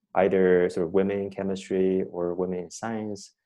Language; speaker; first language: English; non-native, fluent; Chinese